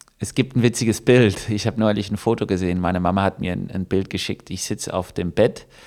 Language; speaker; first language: German; non-native, fluent; English